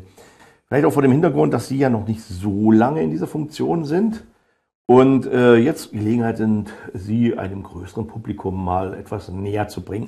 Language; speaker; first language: German; native; German